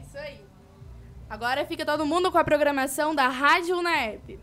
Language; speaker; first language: Portuguese; native; Portuguese